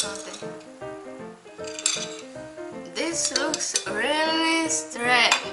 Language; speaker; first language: English; non-native, fluent; Czech